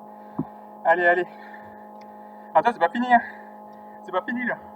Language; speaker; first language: French; native; French